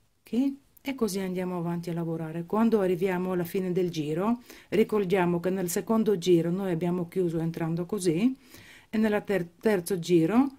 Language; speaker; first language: Italian; non-native, fluent; Ukrainian